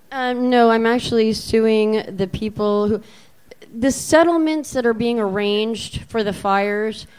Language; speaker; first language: English; native; English